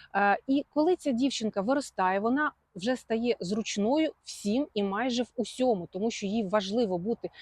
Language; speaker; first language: Ukrainian; non-native, local second language; Russian